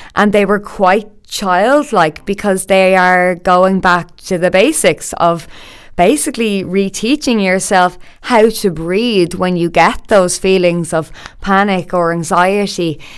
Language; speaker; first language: English; native; English